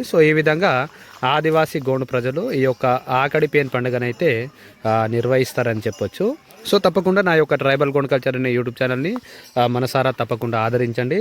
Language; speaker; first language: Telugu; non-native, local second language; Gondi